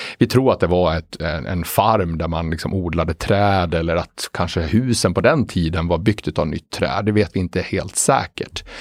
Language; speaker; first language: Swedish; native; Swedish